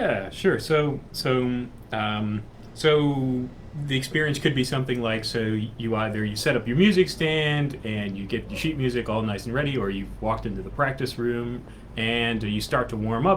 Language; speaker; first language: English; native; English